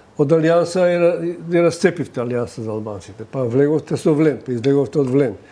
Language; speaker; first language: Macedonian; native; Macedonian